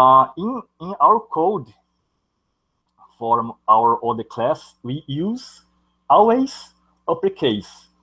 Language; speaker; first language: English; non-native, learner; Portuguese